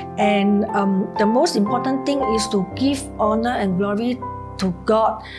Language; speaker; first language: English; non-native, local second language; Cantonese